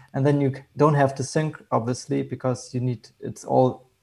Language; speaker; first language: English; non-native, fluent; German